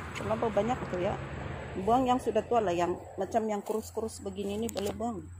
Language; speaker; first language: Malay; non-native, local second language; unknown